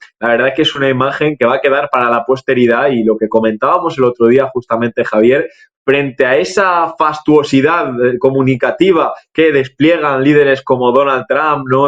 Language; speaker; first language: Spanish; native; Spanish